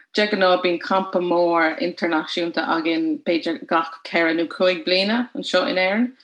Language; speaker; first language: Irish; non-native, local second language; English